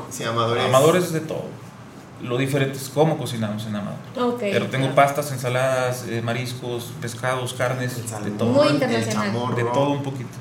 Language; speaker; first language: Spanish; native; Spanish